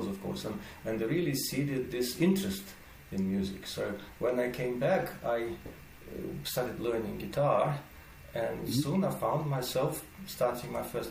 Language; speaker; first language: English; non-native, fluent; Russian